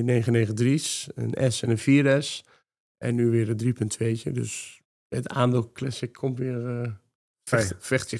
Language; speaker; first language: Dutch; native; Dutch